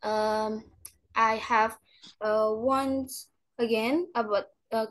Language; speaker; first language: English; non-native, learner; Indonesian